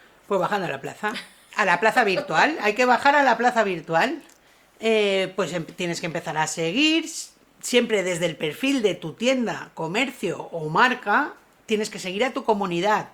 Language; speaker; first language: Spanish; native; Spanish